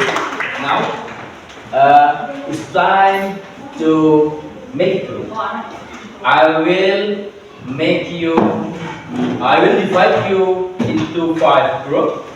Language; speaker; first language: English; non-native, learner; Indonesian